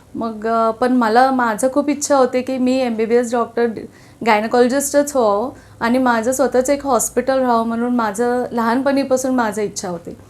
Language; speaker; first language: Marathi; non-native, local second language; Telugu